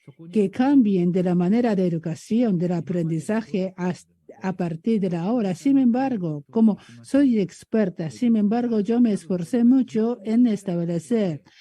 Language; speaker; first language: Spanish; non-native, learner; Japanese